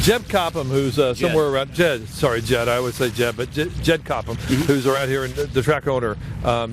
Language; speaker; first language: English; native; English